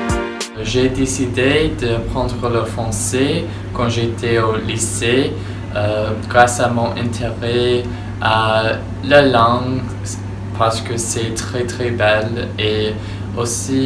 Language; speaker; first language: French; non-native, fluent; English